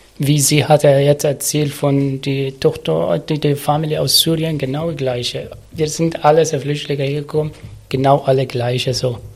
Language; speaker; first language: German; non-native, learner; Arabic